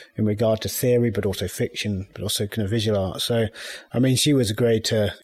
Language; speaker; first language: English; native; English